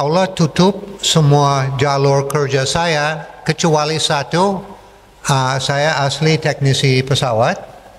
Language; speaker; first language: Indonesian; non-native, fluent; English